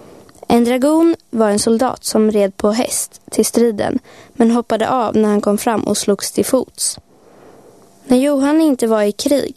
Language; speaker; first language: Swedish; native; Swedish